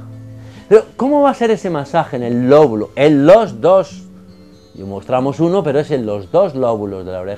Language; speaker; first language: Spanish; native; Spanish